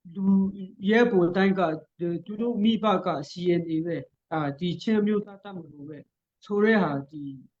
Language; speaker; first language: Burmese; non-native, local second language; Hakha Chin